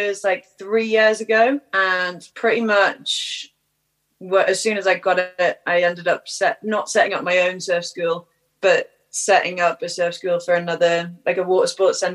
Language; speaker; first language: English; native; English